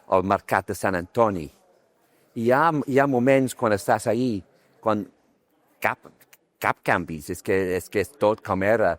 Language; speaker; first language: Catalan; non-native, fluent; English